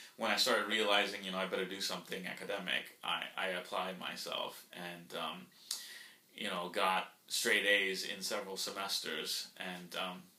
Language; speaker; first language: English; early bilingual, other home language; Spanish